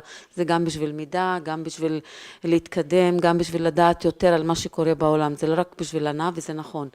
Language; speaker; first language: Hebrew; non-native, local second language; Arabic